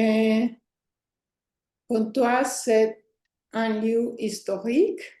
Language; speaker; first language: French; non-native, learner; Spanish